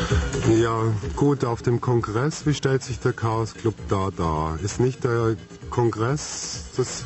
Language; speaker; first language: German; native; German